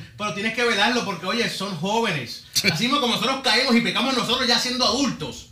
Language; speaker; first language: Spanish; early bilingual, heritage; Spanish